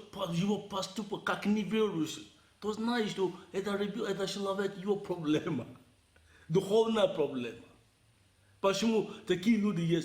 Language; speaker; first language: Russian; non-native, learner; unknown